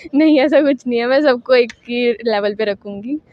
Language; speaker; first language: Hindi; native; Hindi